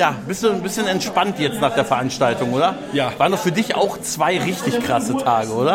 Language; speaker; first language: German; native; German